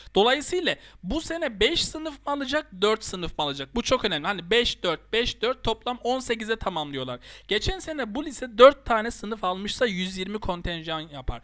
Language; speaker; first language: Turkish; native; Turkish